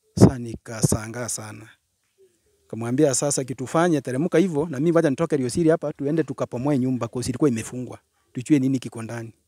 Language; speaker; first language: Swahili; non-native, local second language; Gusii